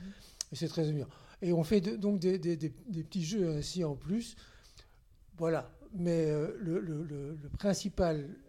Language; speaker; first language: French; native; French